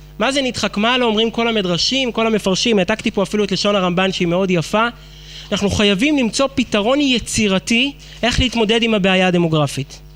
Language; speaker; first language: Hebrew; native; Hebrew